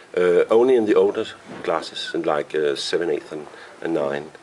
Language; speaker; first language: English; non-native, fluent; Danish